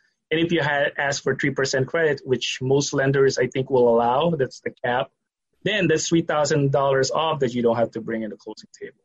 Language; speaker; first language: English; non-native, local second language; Filipino